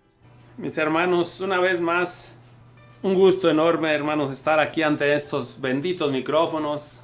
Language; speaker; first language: Spanish; native; Spanish